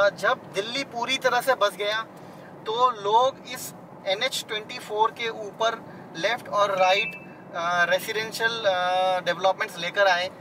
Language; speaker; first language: Hindi; non-native, local second language; Bangla